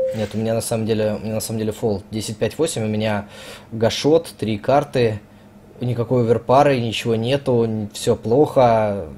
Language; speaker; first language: Russian; native; Russian